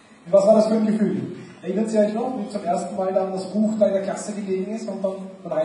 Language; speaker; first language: German; native; German